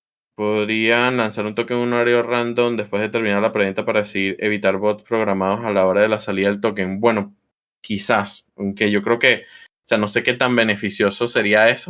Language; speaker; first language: Spanish; native; Spanish